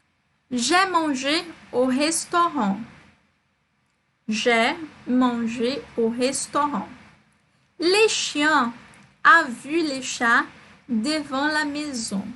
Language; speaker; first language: French; non-native, fluent; Portuguese